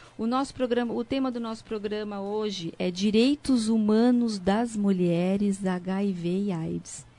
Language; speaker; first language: Portuguese; native; Portuguese